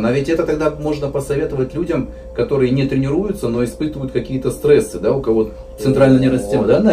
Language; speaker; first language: Russian; native; Russian